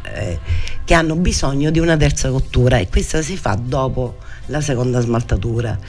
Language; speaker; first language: Italian; native; Italian